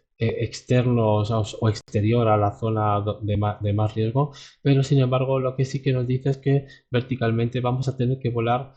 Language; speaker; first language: Spanish; native; Spanish